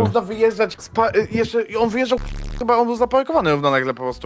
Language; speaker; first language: Polish; native; Polish